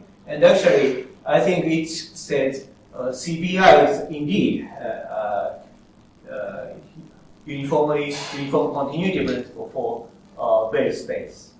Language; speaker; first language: English; non-native, fluent; Japanese